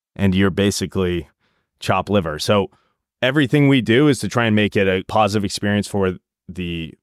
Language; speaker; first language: English; native; English